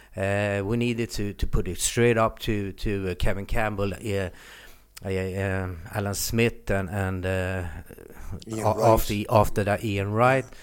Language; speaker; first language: English; non-native, fluent; Swedish